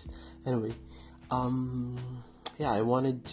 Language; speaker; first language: English; non-native, local second language; Filipino